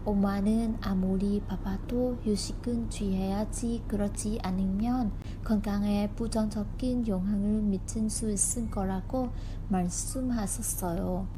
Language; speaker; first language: Korean; non-native, learner; Vietnamese